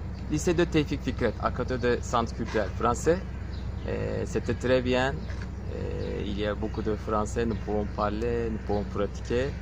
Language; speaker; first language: French; non-native, learner; Turkish